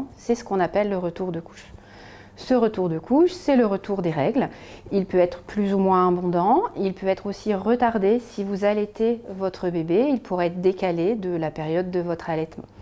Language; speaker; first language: French; native; French